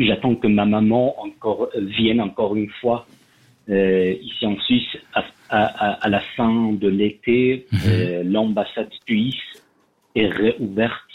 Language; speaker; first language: French; non-native, learner; Persian